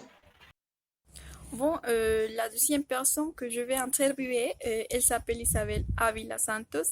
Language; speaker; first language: French; non-native, fluent; Spanish